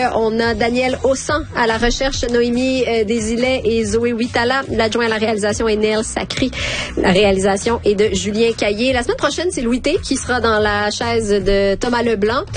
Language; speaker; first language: French; native; French